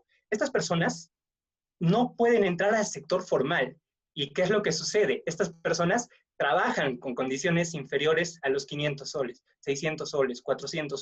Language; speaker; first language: Spanish; native; Spanish